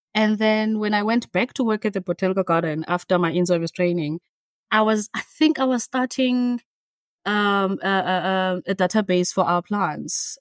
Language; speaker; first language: English; non-native, local second language; Xhosa